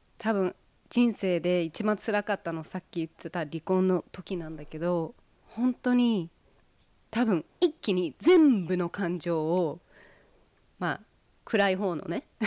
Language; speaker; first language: Japanese; early bilingual, heritage; Japanese